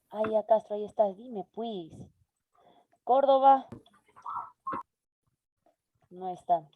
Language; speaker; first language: Spanish; native; Spanish